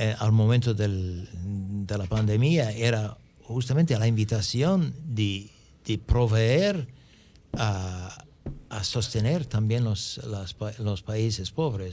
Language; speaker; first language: Spanish; non-native, fluent; English